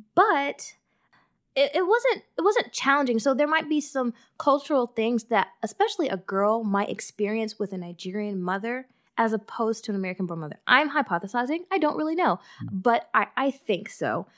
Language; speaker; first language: English; early bilingual, other home language; Yoruba